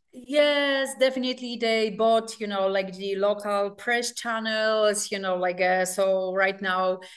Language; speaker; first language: English; non-native, fluent; Polish